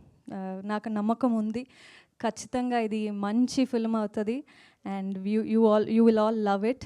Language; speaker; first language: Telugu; non-native, learner; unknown